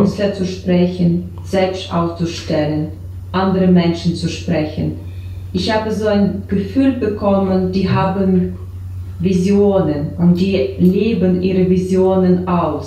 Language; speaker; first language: German; non-native, learner; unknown